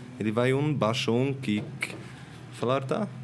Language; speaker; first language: Portuguese; non-native, learner; Swiss German